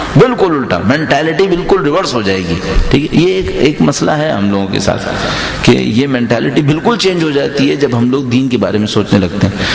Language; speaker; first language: Urdu; native; Urdu